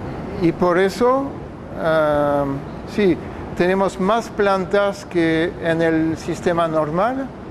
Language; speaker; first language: Spanish; non-native, fluent; French